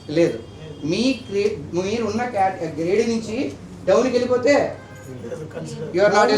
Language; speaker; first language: Telugu; native; Telugu